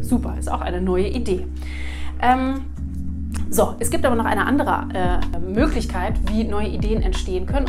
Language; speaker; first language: German; native; German